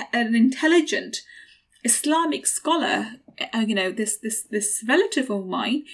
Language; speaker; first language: English; native; English